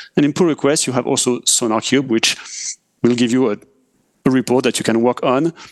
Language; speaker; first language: English; non-native, fluent; French